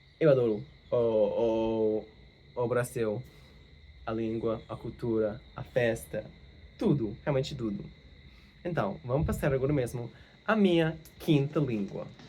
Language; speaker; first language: Portuguese; non-native, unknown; English